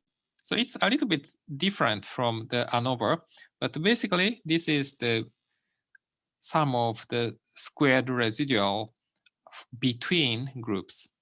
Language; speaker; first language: English; non-native, fluent; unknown